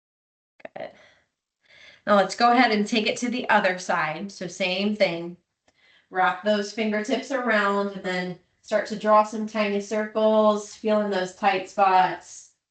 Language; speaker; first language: English; native; English